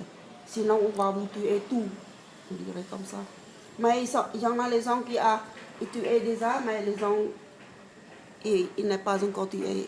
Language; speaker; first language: French; non-native, learner; Khmer